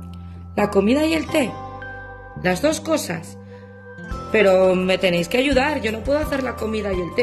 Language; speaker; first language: Spanish; native; Spanish